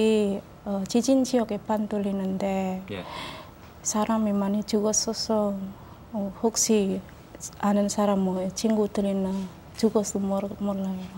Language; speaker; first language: Korean; non-native, learner; Javanese